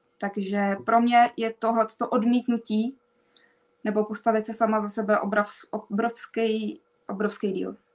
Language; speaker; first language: Czech; native; Czech